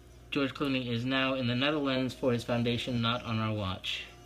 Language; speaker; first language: English; early bilingual, other home language; Spanish